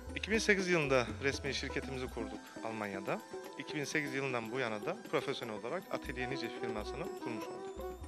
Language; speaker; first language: Turkish; early bilingual, heritage; Turkish